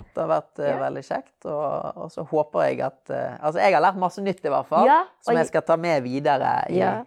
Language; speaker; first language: Norwegian; native; Norwegian